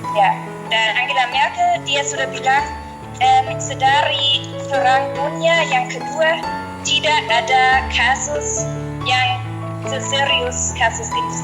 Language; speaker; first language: Indonesian; non-native, fluent; German